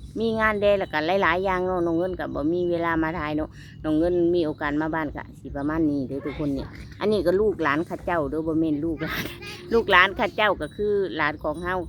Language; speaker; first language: Thai; non-native, local second language; Lao